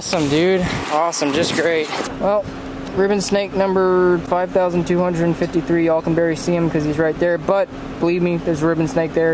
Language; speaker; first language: English; native; English